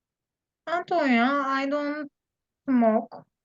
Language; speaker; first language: English; non-native, learner; Turkish